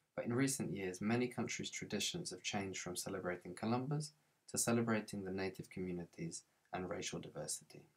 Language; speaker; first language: English; native; English